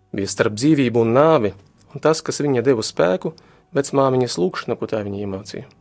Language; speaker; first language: Latvian; non-native, local second language; Russian